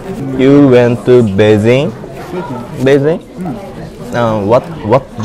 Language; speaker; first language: English; non-native, learner; Japanese